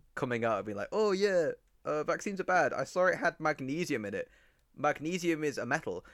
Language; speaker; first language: English; native; English